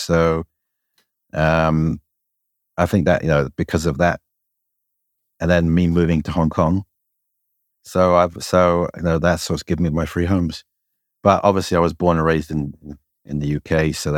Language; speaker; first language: English; native; English